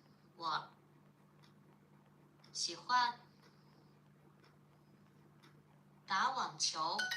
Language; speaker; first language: Chinese; non-native, learner; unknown